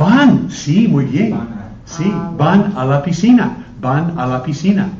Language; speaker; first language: Spanish; non-native, fluent; English